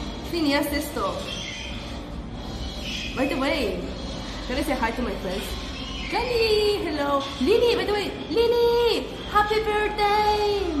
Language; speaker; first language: English; non-native, fluent; Spanish